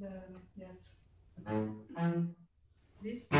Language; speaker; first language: English; non-native, learner; Portuguese